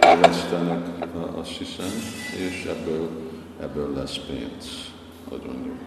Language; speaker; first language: Hungarian; non-native, fluent; English